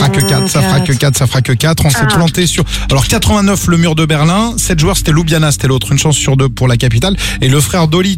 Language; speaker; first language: French; native; French